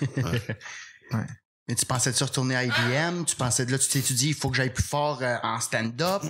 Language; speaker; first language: French; native; French